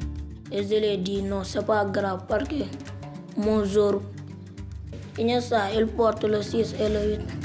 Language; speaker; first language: French; non-native, learner; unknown